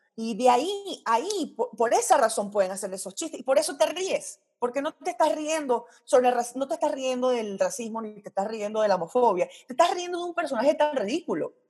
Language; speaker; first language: Spanish; early bilingual, heritage; Spanish